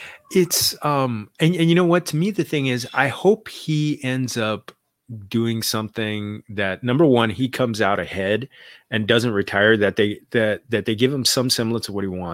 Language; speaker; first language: English; native; English